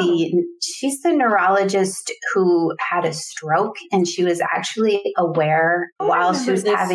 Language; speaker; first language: English; native; English